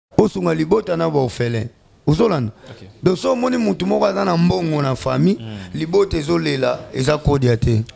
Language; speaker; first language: Lingala; non-native, local second language; Kongo